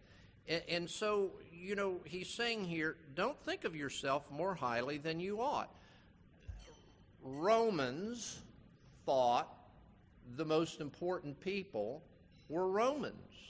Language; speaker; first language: English; native; English